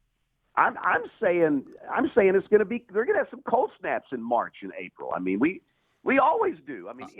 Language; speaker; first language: English; native; English